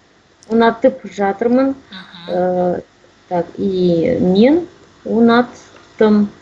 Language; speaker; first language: Kazakh; non-native, learner; Russian